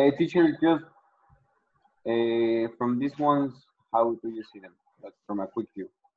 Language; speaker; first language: English; non-native, learner; Spanish